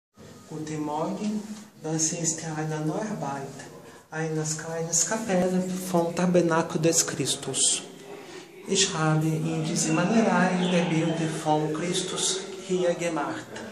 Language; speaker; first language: German; non-native, learner; Portuguese